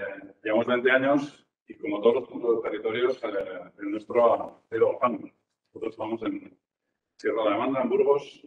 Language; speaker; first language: Spanish; native; Spanish